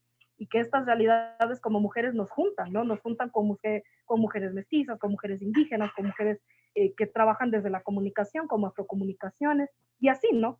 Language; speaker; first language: Spanish; native; Spanish